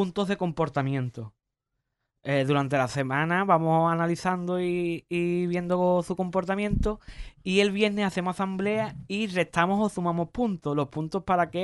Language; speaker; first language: Spanish; native; Spanish